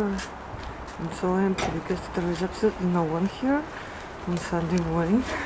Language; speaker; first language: English; non-native, fluent; Russian